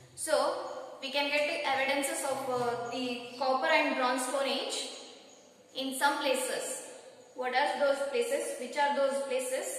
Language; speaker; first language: English; non-native, local second language; Kannada